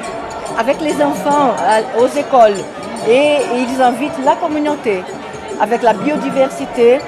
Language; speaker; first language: French; non-native, fluent; Portuguese